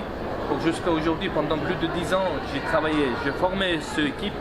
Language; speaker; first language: French; non-native, fluent; Mongolian